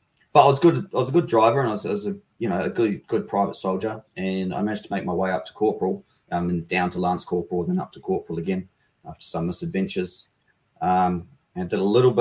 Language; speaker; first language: English; native; English